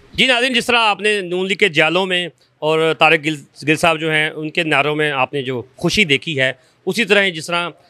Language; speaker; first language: Urdu; non-native, local second language; Punjabi